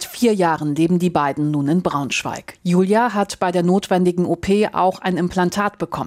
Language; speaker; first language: German; native; German